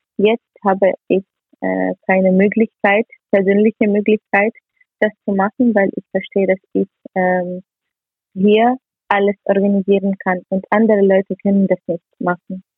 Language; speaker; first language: German; non-native, learner; Ukrainian